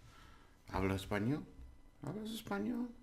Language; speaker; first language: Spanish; non-native, learner; English